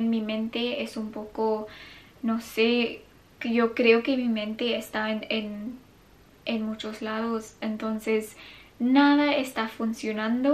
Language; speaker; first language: Spanish; non-native, fluent; English